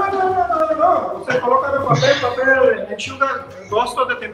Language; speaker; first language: Portuguese; non-native, fluent; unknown